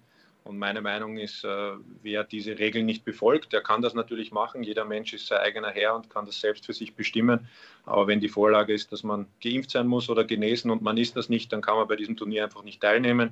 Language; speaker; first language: German; native; German